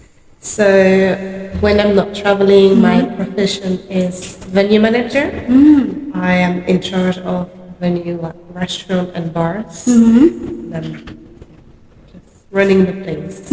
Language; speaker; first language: English; non-native, fluent; French